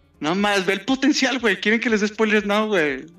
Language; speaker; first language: Spanish; native; Spanish